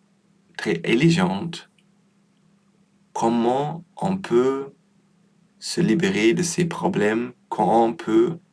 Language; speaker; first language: French; non-native, learner; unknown